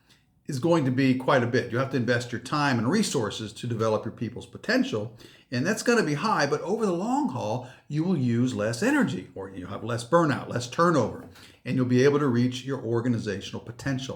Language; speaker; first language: English; native; English